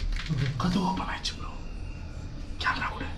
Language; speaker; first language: Tamil; native; Tamil